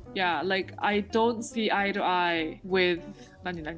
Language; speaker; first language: English; native; English